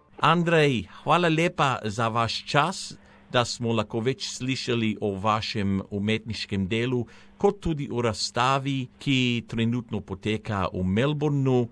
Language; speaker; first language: Slovenian; native; Slovenian